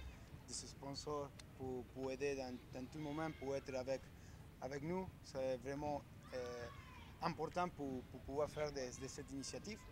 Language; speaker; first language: French; non-native, learner; Spanish